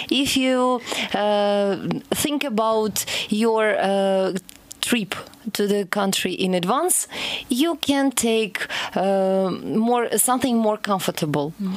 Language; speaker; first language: English; non-native, fluent; Russian